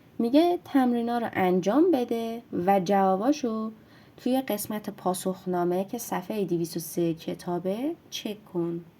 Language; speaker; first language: Persian; native; Persian